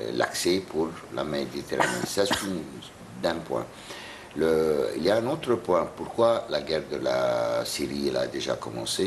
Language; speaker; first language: French; non-native, fluent; Arabic